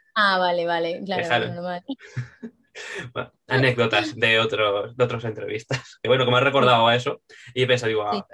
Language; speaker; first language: Spanish; native; Spanish